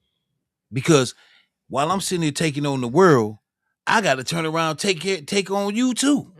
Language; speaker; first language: English; native; English